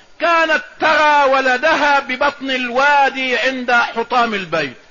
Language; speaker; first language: Arabic; native; Arabic